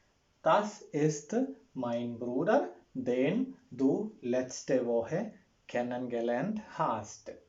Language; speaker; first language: German; non-native, fluent; Malayalam